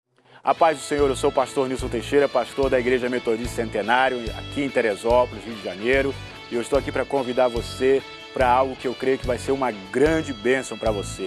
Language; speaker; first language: Portuguese; native; Portuguese